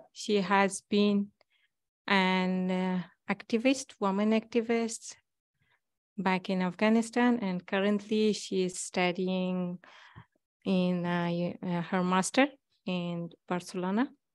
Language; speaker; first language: English; non-native, fluent; Persian